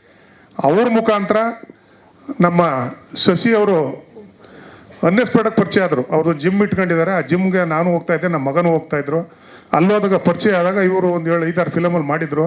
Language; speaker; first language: Kannada; native; Kannada